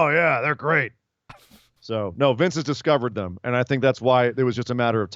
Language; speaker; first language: English; native; English